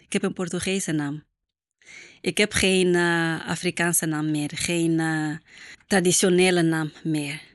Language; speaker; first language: Dutch; non-native, fluent; Portuguese